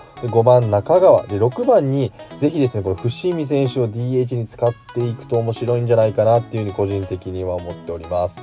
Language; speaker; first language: Japanese; native; Japanese